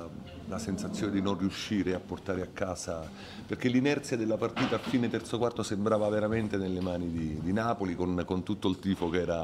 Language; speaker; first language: Italian; native; Italian